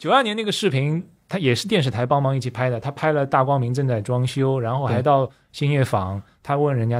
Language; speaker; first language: Chinese; native; Chinese